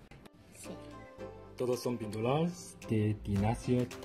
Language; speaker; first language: Spanish; non-native, learner; Chinese